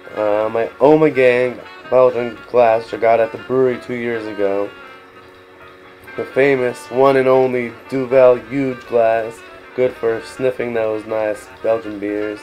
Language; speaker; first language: English; native; English